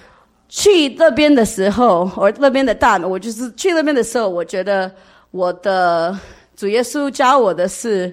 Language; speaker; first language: Chinese; early bilingual, heritage; English